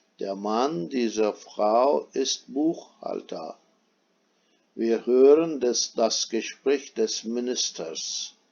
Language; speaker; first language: German; non-native, fluent; Turkish